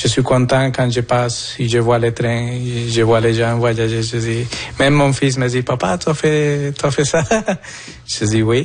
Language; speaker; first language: French; non-native, fluent; Spanish